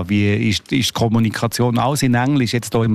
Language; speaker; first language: German; native; German